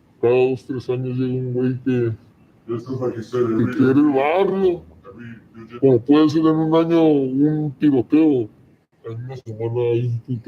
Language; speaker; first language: Spanish; native; Spanish